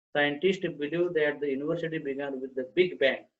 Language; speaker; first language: English; non-native, local second language; Marathi